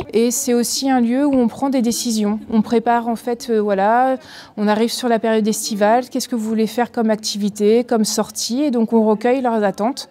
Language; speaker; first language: French; native; French